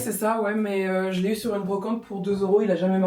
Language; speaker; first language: French; native; French